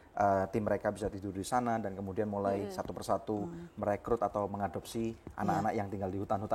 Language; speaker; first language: Indonesian; native; Indonesian